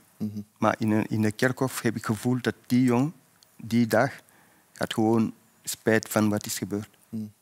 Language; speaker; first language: Dutch; non-native, fluent; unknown